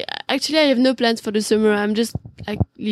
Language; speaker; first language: English; non-native, fluent; French